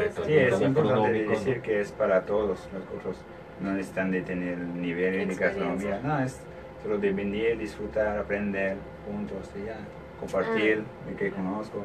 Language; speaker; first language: Spanish; non-native, learner; French